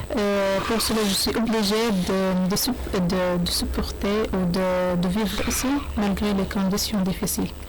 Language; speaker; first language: French; non-native, learner; Arabic